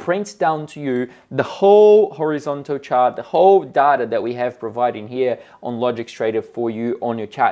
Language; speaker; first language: English; non-native, fluent; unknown